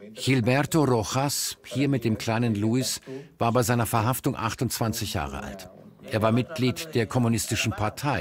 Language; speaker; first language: German; native; German